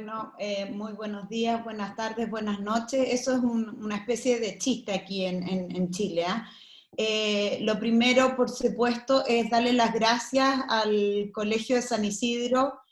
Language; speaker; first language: Spanish; native; Spanish